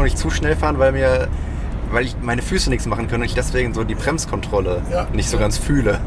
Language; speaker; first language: German; native; German